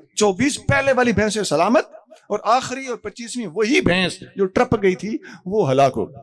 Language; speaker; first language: Urdu; non-native, local second language; Punjabi